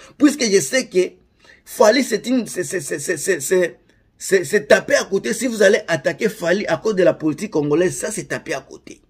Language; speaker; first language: French; non-native, local second language; Lingala